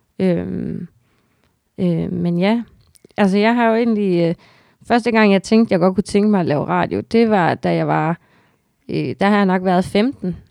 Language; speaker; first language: Danish; native; Danish